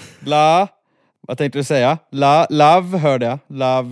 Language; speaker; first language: Swedish; native; Swedish